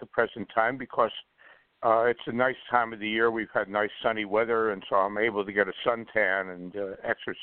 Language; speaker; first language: English; native; English